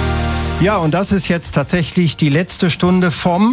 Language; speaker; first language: German; native; German